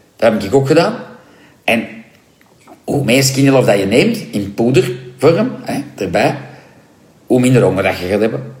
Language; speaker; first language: Dutch; non-native, local second language; French